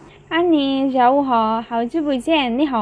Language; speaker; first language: Chinese; non-native, learner; Malay